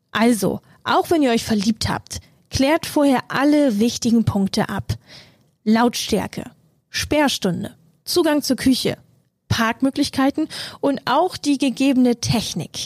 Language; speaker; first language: German; native; German